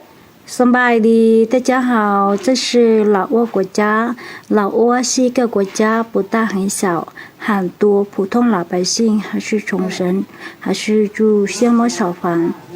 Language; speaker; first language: Chinese; non-native, fluent; Hmong